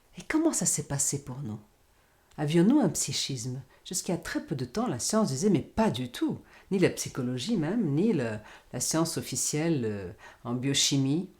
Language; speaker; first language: French; non-native, fluent; Portuguese